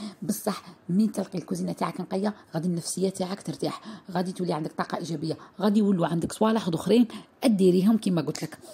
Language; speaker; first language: Arabic; native; Arabic